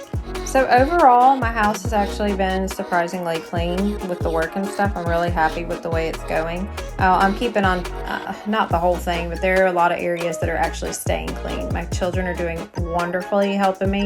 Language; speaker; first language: English; native; English